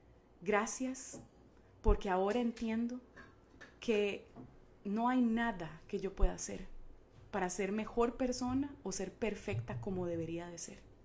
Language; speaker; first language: Spanish; native; Spanish